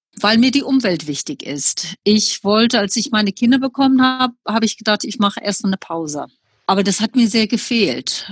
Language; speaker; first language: German; non-native, fluent; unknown